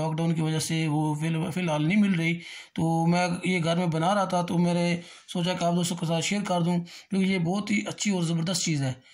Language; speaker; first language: Urdu; non-native, local second language; Punjabi